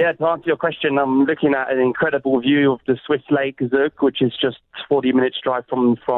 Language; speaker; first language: English; native; English